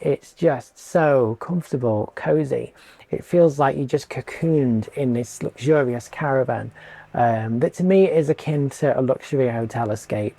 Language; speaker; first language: English; native; English